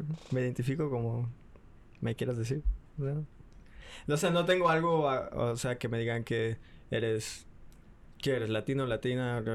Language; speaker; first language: Spanish; early bilingual, heritage; Spanish